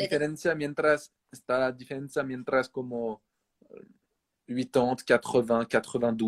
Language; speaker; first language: Spanish; non-native, fluent; French